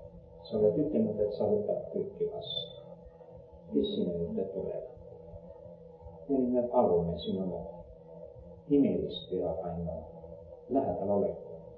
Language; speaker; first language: Finnish; non-native, learner; Estonian